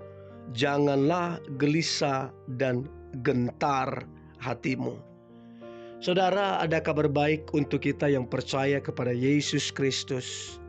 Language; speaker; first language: Indonesian; native; Indonesian